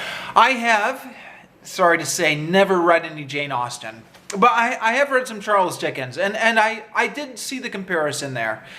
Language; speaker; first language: English; native; English